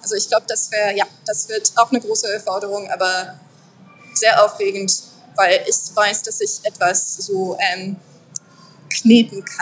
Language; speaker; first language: German; non-native, fluent; French